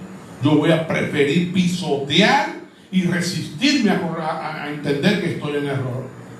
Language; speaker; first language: Spanish; native; Spanish